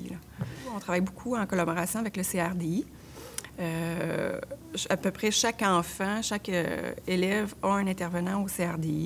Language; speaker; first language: French; native; French